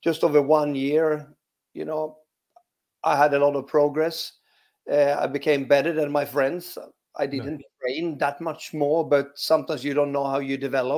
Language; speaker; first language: English; non-native, fluent; Swedish